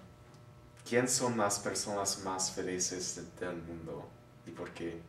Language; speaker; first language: Spanish; non-native, learner; English